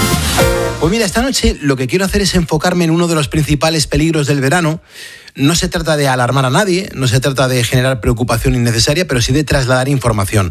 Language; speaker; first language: Spanish; native; Spanish